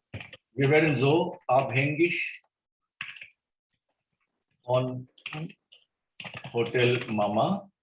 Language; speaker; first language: German; non-native, fluent; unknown